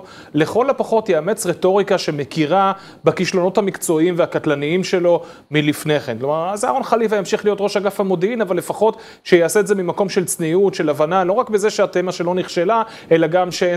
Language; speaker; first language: Hebrew; native; Hebrew